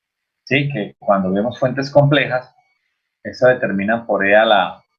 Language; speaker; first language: Spanish; native; Spanish